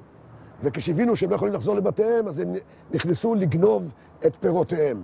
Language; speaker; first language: Hebrew; native; Hebrew